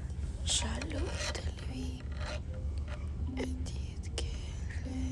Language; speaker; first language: French; non-native, learner; Ukrainian